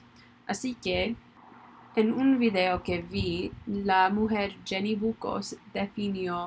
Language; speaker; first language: Spanish; non-native, learner; English